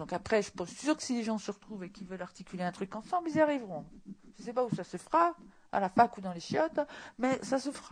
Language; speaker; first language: French; native; French